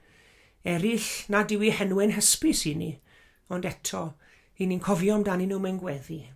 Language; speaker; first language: Welsh; native; Welsh